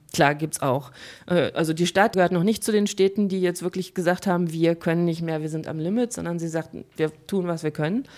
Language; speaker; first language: German; native; German